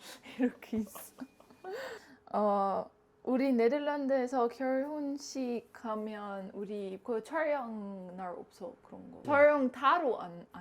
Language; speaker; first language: Korean; non-native, learner; Dutch